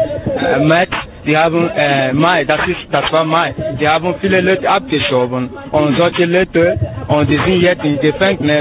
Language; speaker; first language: German; non-native, learner; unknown